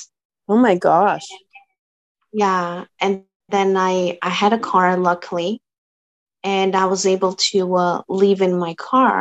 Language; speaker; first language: English; non-native, fluent; Portuguese